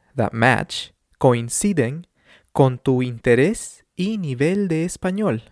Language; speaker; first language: Spanish; native; Spanish